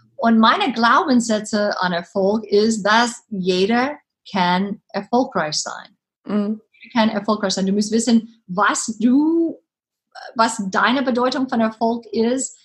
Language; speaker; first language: German; non-native, learner; English